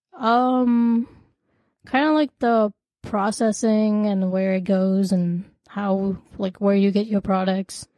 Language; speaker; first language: English; non-native, local second language; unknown